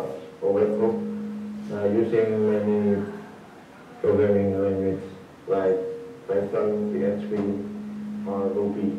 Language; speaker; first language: English; non-native, learner; Indonesian